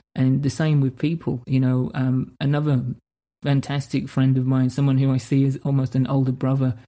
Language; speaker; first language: English; native; English